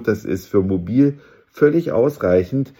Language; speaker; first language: German; native; German